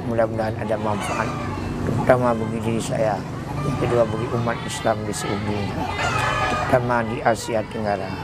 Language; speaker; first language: Malay; non-native, local second language; Achinese